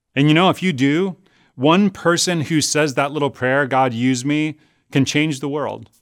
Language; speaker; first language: English; native; English